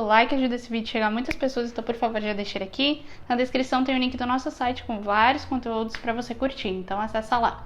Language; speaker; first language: Portuguese; native; Portuguese